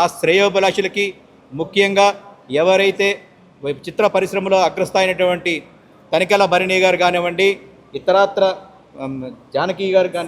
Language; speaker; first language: Telugu; native; Telugu